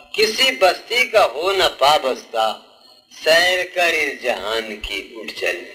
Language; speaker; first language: Urdu; native; Urdu